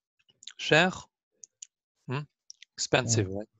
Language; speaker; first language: English; non-native, learner; Arabic